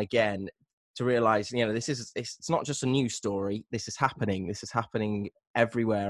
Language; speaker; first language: English; native; English